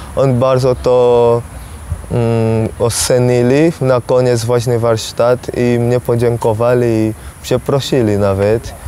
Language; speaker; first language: Polish; non-native, learner; Portuguese